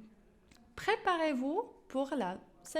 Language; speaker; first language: French; non-native, local second language; Arabic